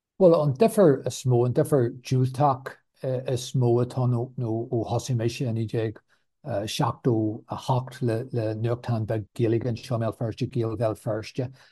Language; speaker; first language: Irish; non-native, local second language; English